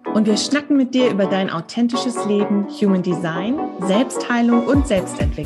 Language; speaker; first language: German; native; German